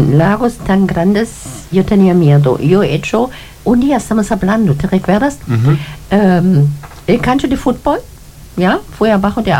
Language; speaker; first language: Spanish; non-native, learner; German